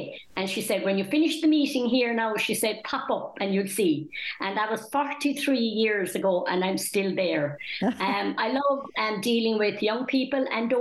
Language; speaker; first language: English; native; English